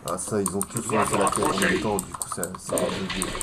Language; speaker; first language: French; native; French